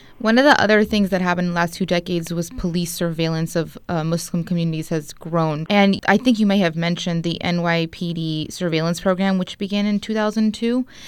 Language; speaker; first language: English; native; English